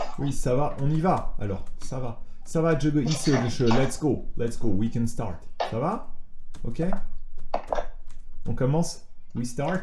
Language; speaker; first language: French; native; French